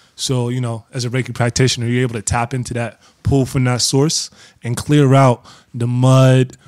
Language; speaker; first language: English; native; English